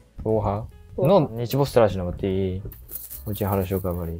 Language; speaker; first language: Russian; non-native, learner; Japanese